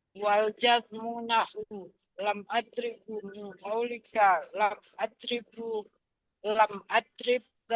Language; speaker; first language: Arabic; non-native, learner; Indonesian